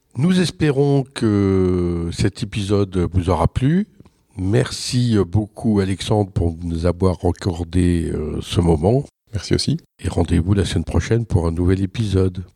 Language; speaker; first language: French; native; French